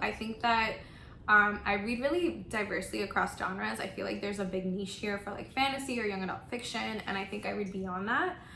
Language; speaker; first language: English; non-native, local second language; Spanish